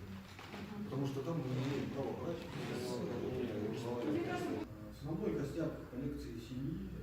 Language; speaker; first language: Russian; native; Russian